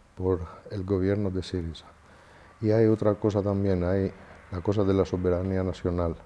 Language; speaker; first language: Spanish; non-native, fluent; Greek